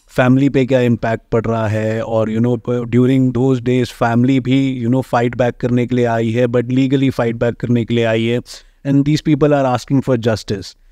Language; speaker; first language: Hindi; native; Hindi